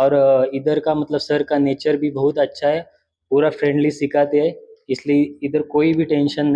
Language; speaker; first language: Hindi; non-native, local second language; Marathi